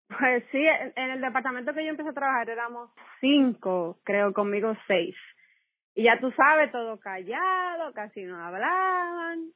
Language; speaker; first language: Spanish; native; Spanish